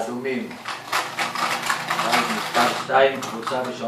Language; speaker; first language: Hebrew; native; Hebrew